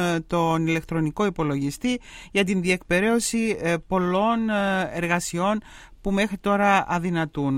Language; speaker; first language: Greek; native; Greek